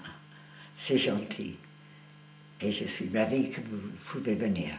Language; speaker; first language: French; non-native, fluent; English